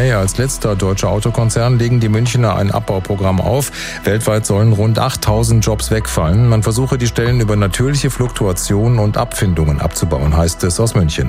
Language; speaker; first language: German; native; German